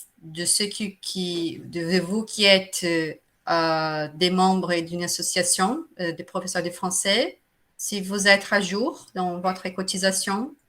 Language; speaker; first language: French; non-native, fluent; Portuguese